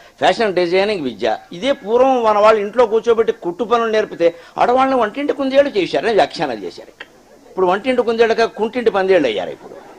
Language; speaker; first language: Telugu; native; Telugu